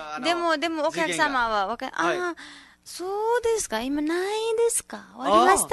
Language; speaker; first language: Japanese; non-native, learner; Nepali